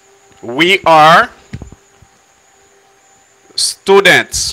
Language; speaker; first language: English; non-native, fluent; Haitian Creole